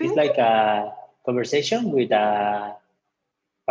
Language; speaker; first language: English; non-native, learner; Spanish